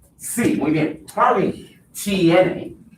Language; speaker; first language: Spanish; non-native, fluent; English